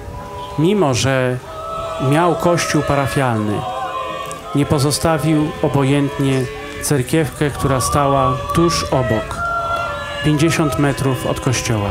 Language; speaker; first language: Polish; native; Polish